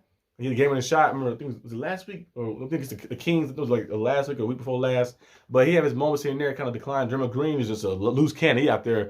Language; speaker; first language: English; native; English